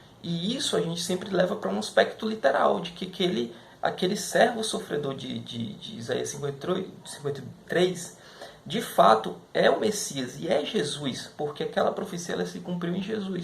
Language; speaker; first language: Portuguese; native; Portuguese